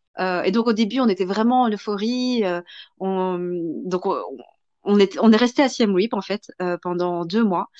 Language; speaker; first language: French; early bilingual, other home language; Vietnamese